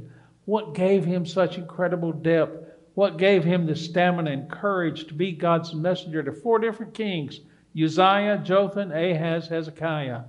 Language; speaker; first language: English; native; English